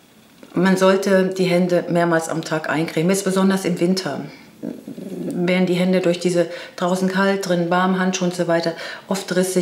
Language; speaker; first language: German; native; German